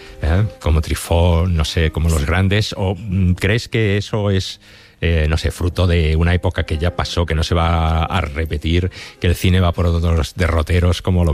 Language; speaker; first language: Spanish; native; Spanish